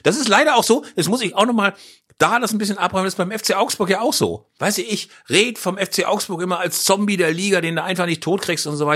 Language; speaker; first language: German; native; German